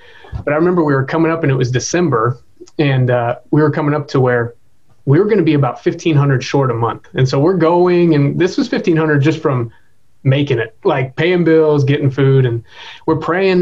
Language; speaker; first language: English; native; English